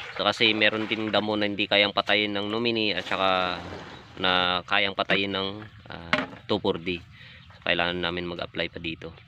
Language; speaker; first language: Filipino; non-native, local second language; Hiligaynon